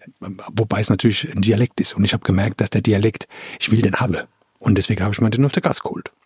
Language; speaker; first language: German; native; German